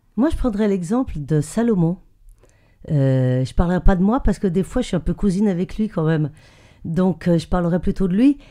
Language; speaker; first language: French; native; French